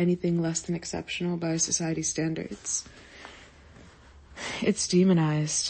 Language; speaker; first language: English; native; English